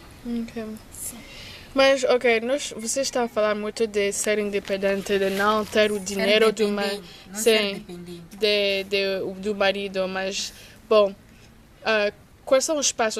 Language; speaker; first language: Portuguese; non-native, fluent; English